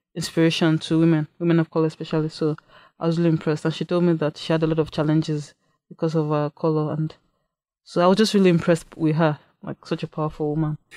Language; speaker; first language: English; non-native, local second language; Yoruba